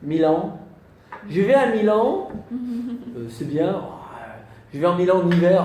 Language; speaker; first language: French; non-native, fluent; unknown